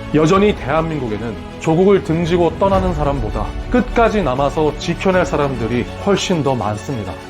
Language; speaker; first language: Korean; native; Korean